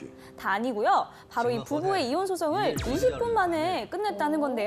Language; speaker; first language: Korean; native; Korean